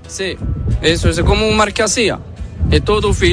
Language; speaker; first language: Spanish; non-native, learner; Arabic